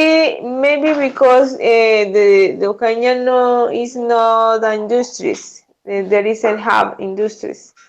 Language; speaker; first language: English; non-native, learner; Spanish